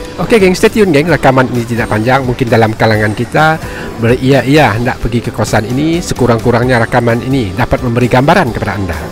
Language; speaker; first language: Malay; native; Malay